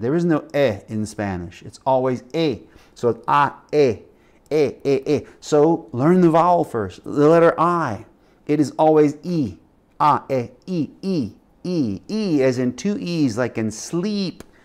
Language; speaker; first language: English; native; English